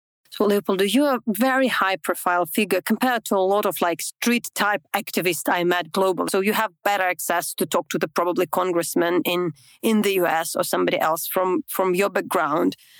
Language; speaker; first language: English; non-native, fluent; Ukrainian